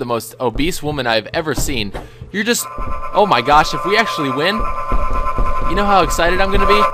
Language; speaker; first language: English; native; English